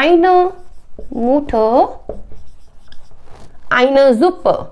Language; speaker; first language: German; non-native, fluent; Hindi